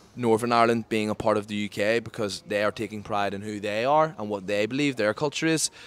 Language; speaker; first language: English; native; English